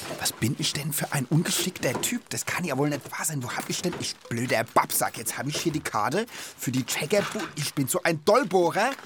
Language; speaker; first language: German; native; German